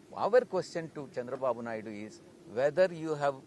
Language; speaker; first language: English; non-native, local second language; Telugu